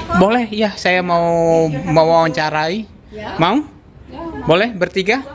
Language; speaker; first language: Indonesian; native; Indonesian